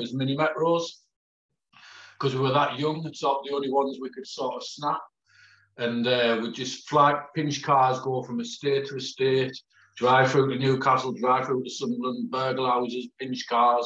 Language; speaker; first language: English; native; English